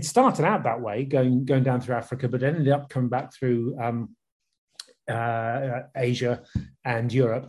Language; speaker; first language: English; native; English